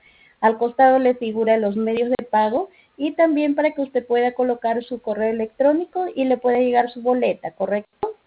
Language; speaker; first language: Spanish; native; Spanish